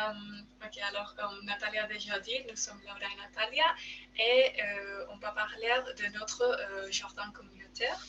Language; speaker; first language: French; non-native, learner; Spanish